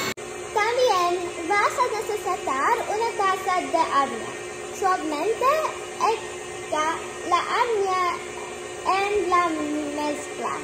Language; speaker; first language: Spanish; non-native, learner; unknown